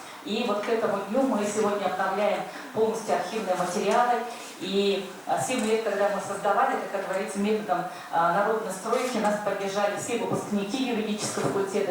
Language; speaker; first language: Russian; native; Russian